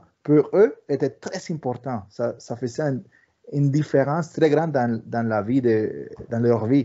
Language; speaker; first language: French; early bilingual, other home language; Spanish